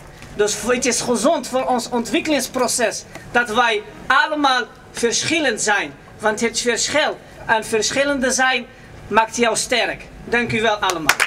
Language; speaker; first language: Dutch; non-native, fluent; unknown